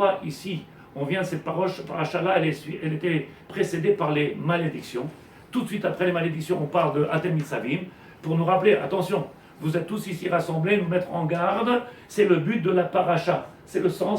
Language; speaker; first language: French; native; French